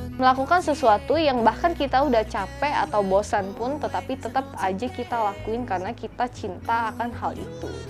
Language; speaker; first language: Indonesian; native; Indonesian